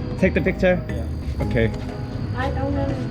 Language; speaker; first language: English; non-native, learner; Korean